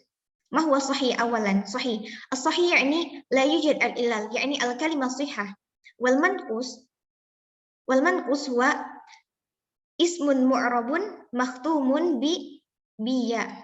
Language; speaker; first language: Arabic; non-native, learner; Indonesian